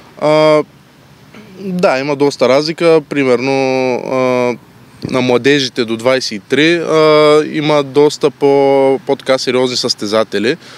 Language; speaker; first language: Bulgarian; native; Bulgarian